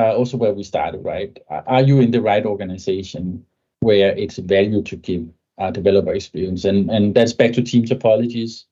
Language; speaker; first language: English; non-native, fluent; Danish